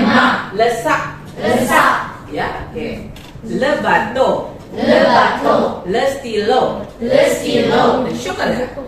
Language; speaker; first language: French; non-native, fluent; Indonesian